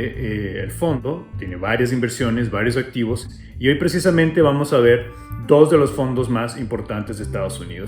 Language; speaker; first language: Spanish; native; Spanish